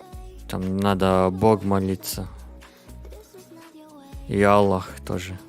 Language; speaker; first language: Russian; non-native, learner; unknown